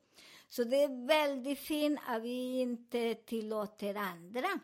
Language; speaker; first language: Swedish; non-native, learner; Spanish